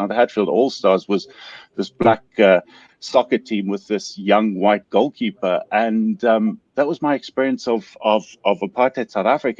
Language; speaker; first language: English; native; English